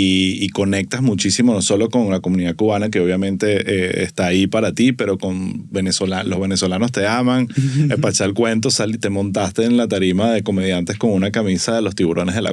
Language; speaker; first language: Spanish; native; Spanish